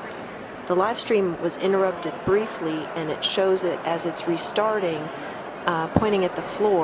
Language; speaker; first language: English; native; English